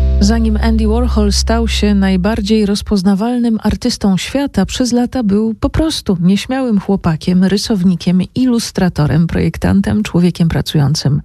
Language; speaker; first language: Polish; native; Polish